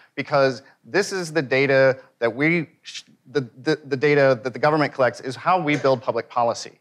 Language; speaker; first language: English; native; English